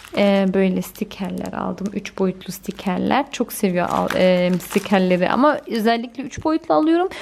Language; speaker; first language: Turkish; early bilingual, heritage; Turkish